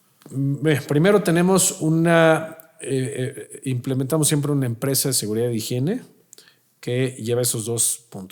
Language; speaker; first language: Spanish; native; Spanish